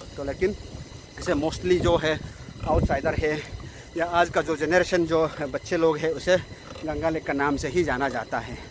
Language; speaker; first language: Hindi; non-native, local second language; Nyishi